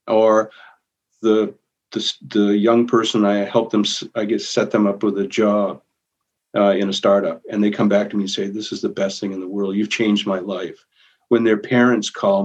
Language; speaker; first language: English; native; English